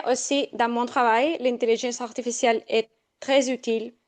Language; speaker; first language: French; non-native, fluent; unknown